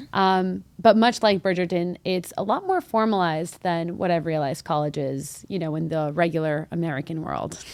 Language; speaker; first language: English; early bilingual, other home language; Arabic